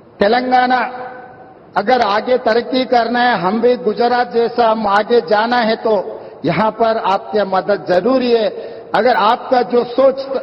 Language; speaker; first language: Hindi; non-native, local second language; Telugu